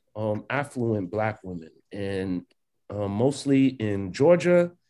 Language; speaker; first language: English; early bilingual, other home language; Haitian Creole